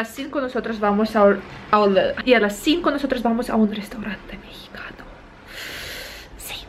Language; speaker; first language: Spanish; non-native, learner; Russian